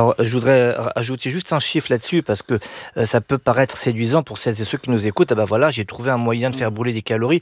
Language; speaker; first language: French; native; French